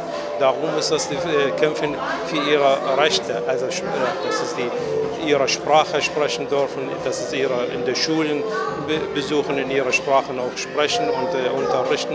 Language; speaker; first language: German; non-native, fluent; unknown